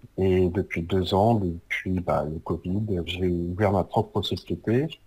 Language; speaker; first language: French; native; French